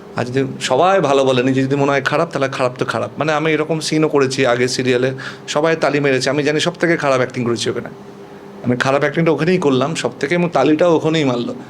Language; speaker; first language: Bangla; non-native, local second language; Punjabi